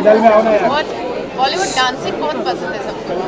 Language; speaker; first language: Hindi; non-native, local second language; French